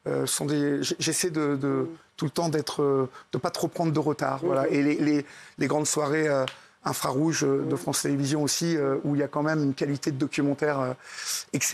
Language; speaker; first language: French; native; French